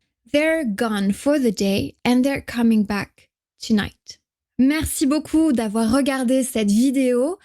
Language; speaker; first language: French; native; French